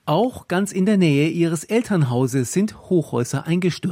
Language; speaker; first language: German; native; German